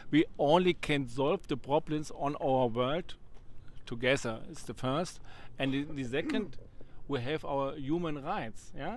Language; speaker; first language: English; non-native, learner; German